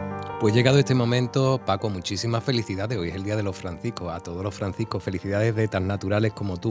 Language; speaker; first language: Spanish; native; Spanish